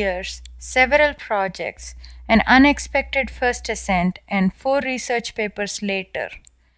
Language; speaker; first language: English; non-native, local second language; Tamil